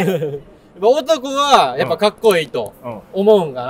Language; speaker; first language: Japanese; native; Japanese